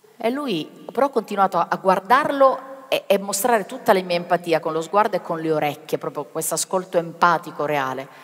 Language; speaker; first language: Italian; native; Italian